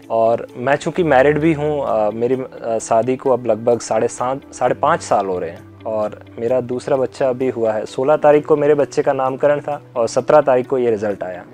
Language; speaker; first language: Hindi; native; Hindi